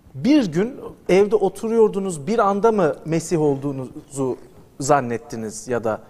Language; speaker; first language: Turkish; native; Turkish